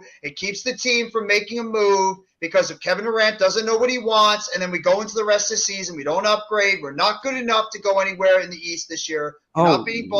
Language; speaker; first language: English; native; English